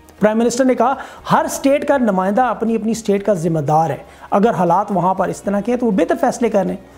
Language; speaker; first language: Urdu; native; Urdu